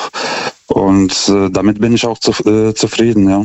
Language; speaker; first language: German; non-native, fluent; Lithuanian